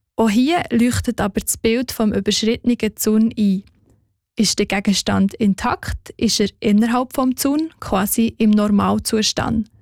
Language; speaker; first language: German; native; German